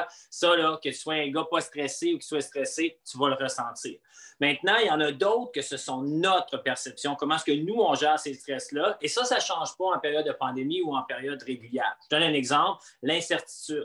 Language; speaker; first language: French; native; French